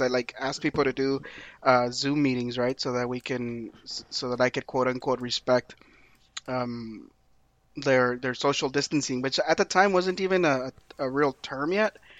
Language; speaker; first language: English; early bilingual, other home language; Spanish